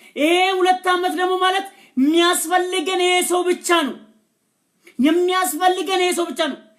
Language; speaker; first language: Amharic; non-native, local second language; Oromo